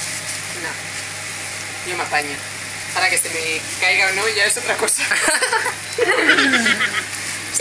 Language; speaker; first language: Spanish; native; Spanish